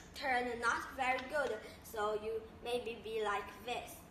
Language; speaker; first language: English; non-native, learner; Chinese